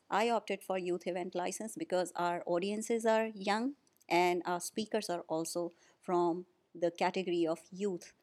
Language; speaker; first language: English; non-native, local second language; Hindi